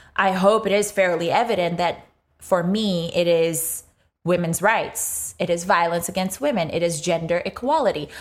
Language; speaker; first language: English; non-native, local second language; Urdu